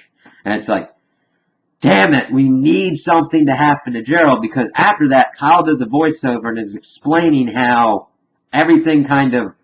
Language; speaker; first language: English; native; English